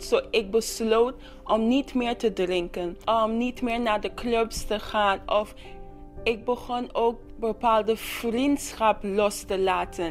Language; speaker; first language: Dutch; non-native, local second language; English